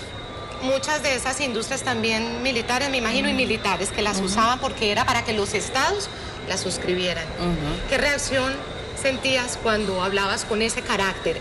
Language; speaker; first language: Spanish; native; Spanish